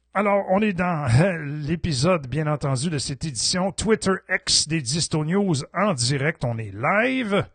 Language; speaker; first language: French; native; French